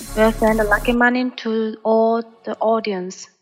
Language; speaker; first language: English; non-native, learner; Chinese